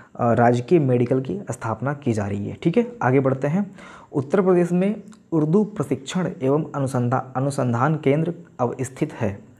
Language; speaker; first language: Hindi; native; Hindi